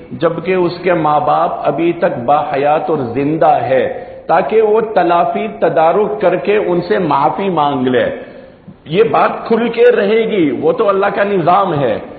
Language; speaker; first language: Urdu; non-native, local second language; Gujarati